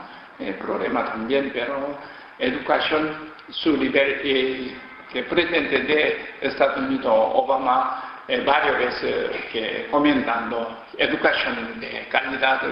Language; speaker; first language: Spanish; non-native, learner; Korean